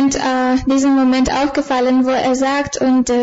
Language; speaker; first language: German; non-native, fluent; Bulgarian